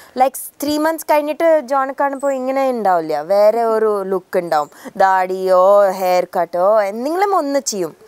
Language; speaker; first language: Malayalam; early bilingual, heritage; Malayalam